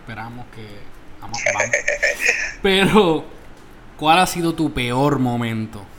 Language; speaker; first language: Spanish; native; Spanish